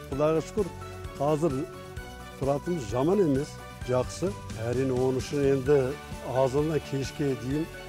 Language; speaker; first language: Kazakh; non-native, local second language; Kurdish